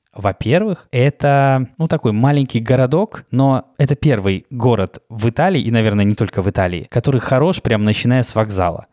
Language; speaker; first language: Russian; native; Russian